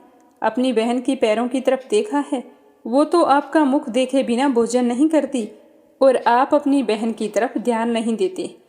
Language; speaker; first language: Hindi; native; Hindi